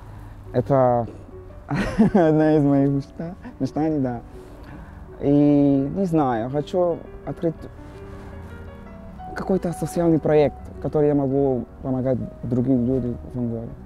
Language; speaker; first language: Russian; non-native, learner; Portuguese